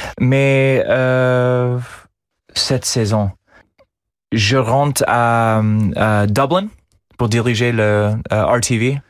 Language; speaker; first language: French; non-native, fluent; English